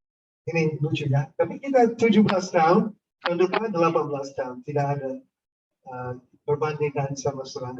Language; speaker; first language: Indonesian; non-native, fluent; English